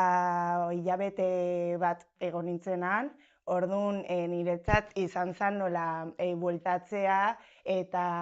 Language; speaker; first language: Basque; non-native, local second language; Spanish